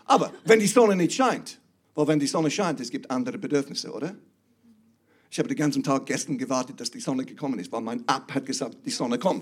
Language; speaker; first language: German; non-native, fluent; English